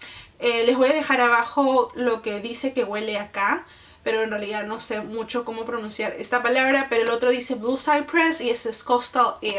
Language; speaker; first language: Spanish; native; Spanish